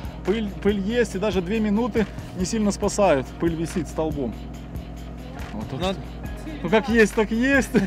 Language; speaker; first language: Russian; native; Russian